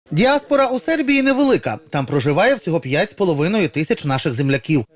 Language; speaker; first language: Ukrainian; native; Ukrainian